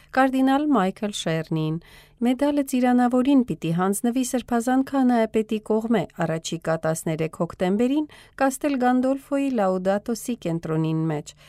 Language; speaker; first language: Armenian; early bilingual, heritage; Armenian